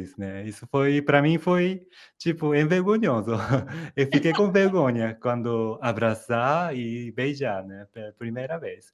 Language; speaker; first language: Portuguese; non-native, fluent; Japanese